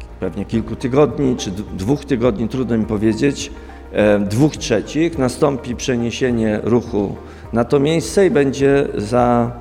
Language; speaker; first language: Polish; native; Polish